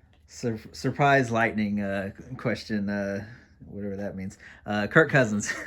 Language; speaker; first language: English; native; English